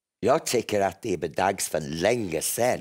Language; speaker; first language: Swedish; non-native, fluent; English